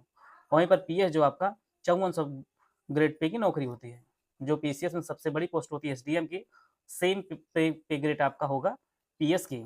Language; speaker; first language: Hindi; native; Hindi